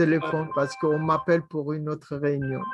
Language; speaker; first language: French; non-native, fluent; Persian